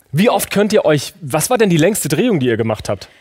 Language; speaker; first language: German; native; German